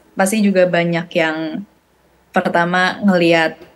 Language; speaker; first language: Indonesian; native; Indonesian